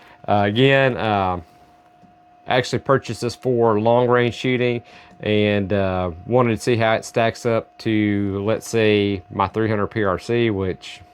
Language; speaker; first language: English; native; English